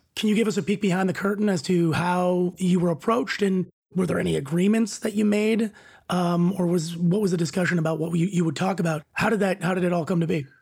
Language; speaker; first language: English; native; English